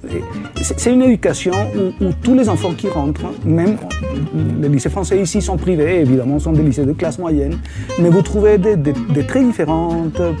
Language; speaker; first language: French; non-native, fluent; Spanish